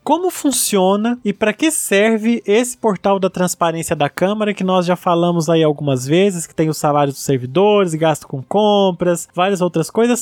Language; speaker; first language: Portuguese; native; Portuguese